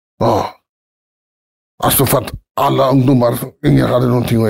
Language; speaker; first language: Swedish; early bilingual, other home language; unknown